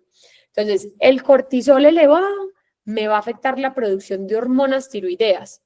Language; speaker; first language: Spanish; native; Spanish